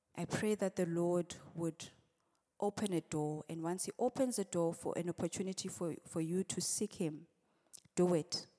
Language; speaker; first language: English; non-native, local second language; Swati